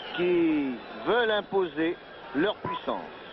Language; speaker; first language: French; native; French